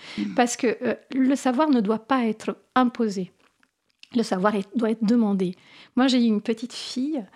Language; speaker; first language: French; non-native, fluent; Italian